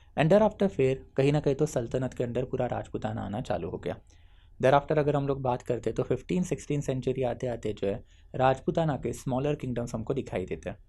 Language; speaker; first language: Hindi; non-native, local second language; Marathi